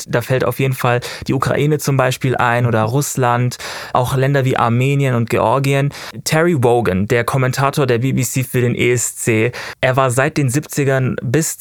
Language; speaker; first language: German; native; German